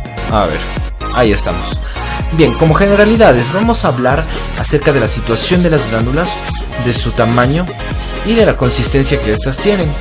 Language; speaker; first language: Spanish; native; Spanish